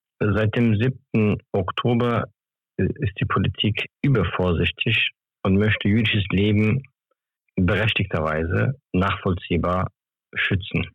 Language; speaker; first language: German; early bilingual, other home language; Turkish